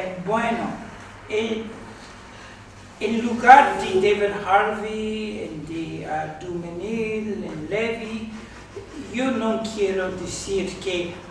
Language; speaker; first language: Spanish; non-native, fluent; English